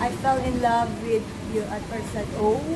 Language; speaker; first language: English; non-native, local second language; Filipino